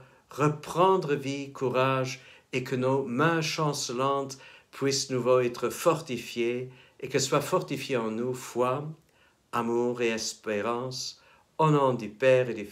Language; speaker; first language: French; native; French